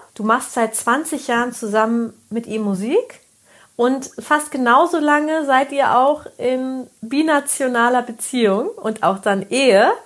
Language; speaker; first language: German; native; German